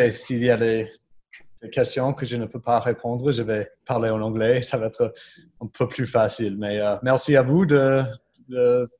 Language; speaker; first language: French; non-native, learner; English